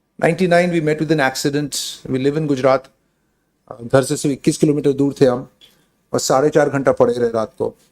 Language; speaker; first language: Hindi; non-native, local second language; Bangla